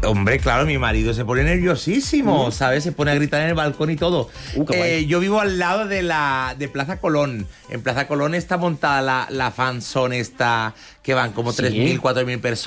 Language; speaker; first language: Spanish; native; Spanish